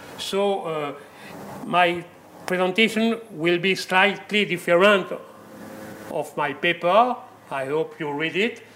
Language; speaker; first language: English; non-native, fluent; French